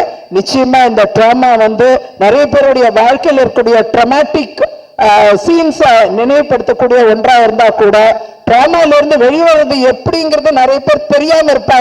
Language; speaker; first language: Tamil; native; Tamil